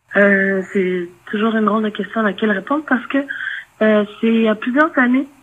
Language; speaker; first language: French; non-native, local second language; Innu-aimun